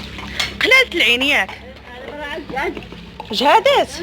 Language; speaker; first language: Arabic; native; Arabic